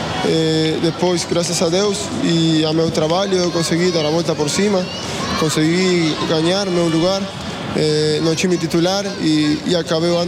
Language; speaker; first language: Portuguese; non-native, fluent; Spanish